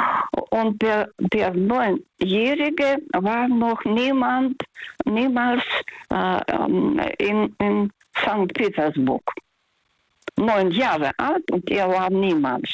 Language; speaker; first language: German; non-native, fluent; Russian